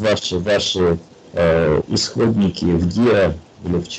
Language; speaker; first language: Russian; native; Russian